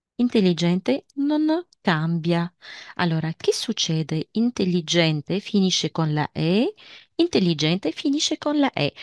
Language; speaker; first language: Italian; non-native, fluent; Arabic